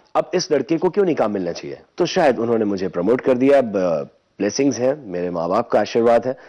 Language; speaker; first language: Hindi; native; Hindi